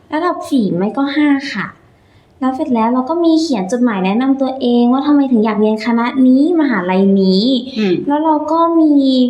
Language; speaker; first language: Thai; native; Thai